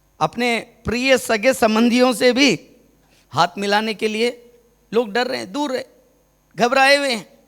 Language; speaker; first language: Hindi; non-native, local second language; Malayalam